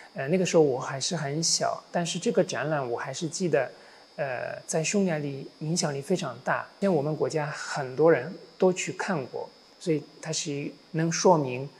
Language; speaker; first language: Chinese; non-native, fluent; Hungarian